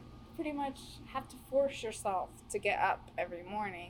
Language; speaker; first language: English; early bilingual, other home language; Spanish